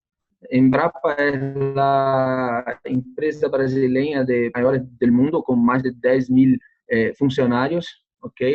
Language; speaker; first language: Spanish; non-native, learner; Portuguese